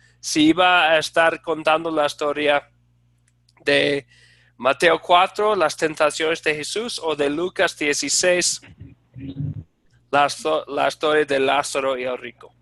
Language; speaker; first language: Spanish; non-native, fluent; English